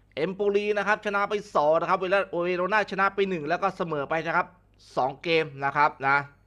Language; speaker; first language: Thai; native; Thai